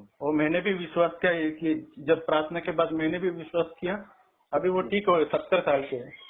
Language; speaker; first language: Hindi; non-native, local second language; Marathi